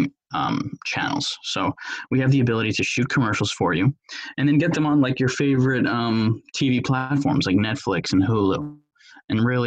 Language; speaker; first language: English; native; English